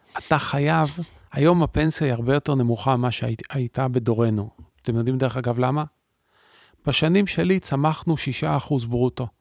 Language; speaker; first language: Hebrew; native; Hebrew